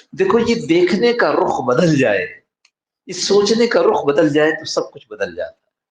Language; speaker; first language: Urdu; native; Urdu